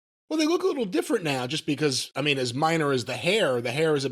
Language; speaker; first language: English; native; English